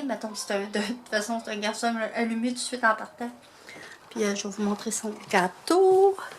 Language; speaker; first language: French; native; French